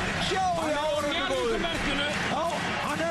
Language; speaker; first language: Icelandic; native; Icelandic